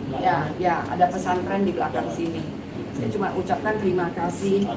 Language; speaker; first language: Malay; non-native, local second language; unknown